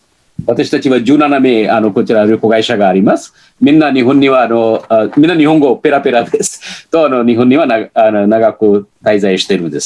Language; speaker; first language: Japanese; non-native, fluent; Hindi